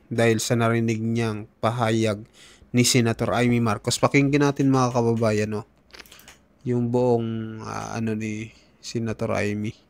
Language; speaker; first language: Filipino; native; Filipino